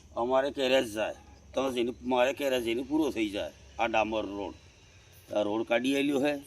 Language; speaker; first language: Gujarati; native; Gujarati